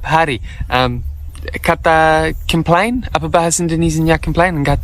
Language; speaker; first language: Indonesian; non-native, learner; English